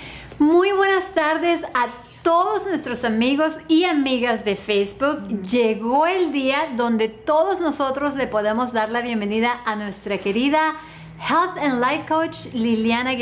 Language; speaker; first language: Spanish; native; Spanish